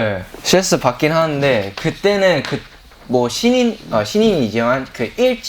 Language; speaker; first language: Korean; early bilingual, heritage; English